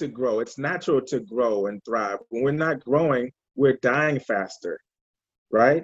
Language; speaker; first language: English; native; English